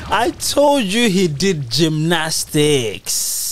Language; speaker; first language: English; native; English